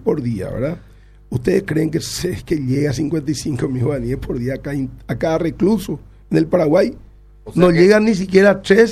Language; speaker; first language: Spanish; native; Spanish